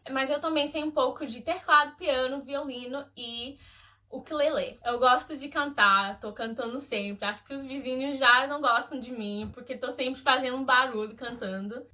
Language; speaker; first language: Portuguese; early bilingual, heritage; Portuguese